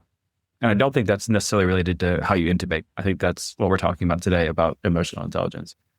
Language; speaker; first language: English; native; English